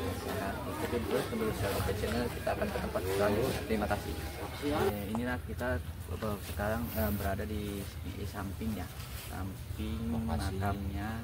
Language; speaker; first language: Indonesian; native; Indonesian